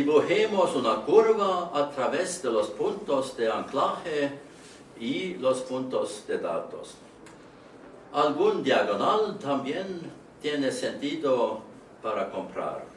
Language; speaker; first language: Spanish; non-native, learner; Estonian